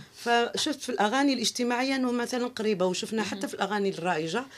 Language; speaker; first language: Arabic; non-native, local second language; Kabyle